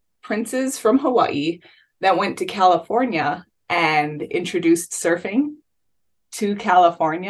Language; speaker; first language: English; native; English